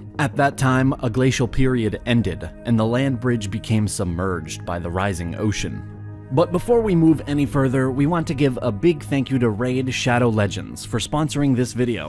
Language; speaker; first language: English; non-native, fluent; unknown